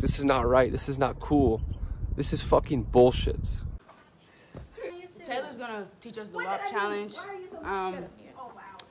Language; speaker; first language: English; native; English